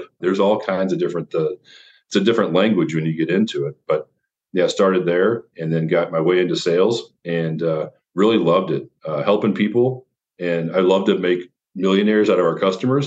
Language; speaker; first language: English; native; English